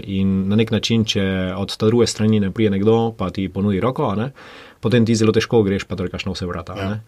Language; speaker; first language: Slovenian; early bilingual, heritage; Slovenian